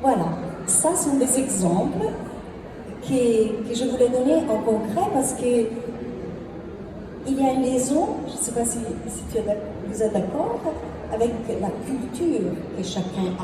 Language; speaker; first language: French; non-native, fluent; Italian